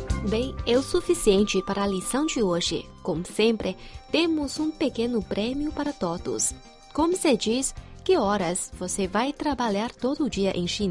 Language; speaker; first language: Portuguese; non-native, fluent; Chinese